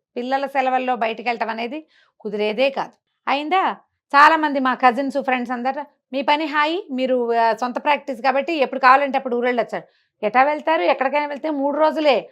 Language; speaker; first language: Telugu; native; Telugu